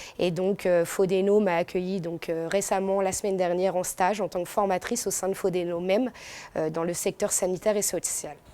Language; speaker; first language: French; native; French